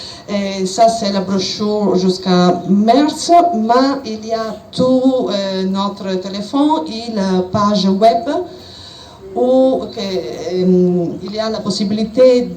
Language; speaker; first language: French; non-native, learner; Italian